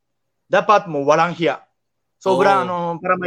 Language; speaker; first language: Filipino; non-native, learner; Japanese